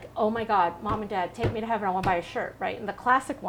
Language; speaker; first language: English; native; English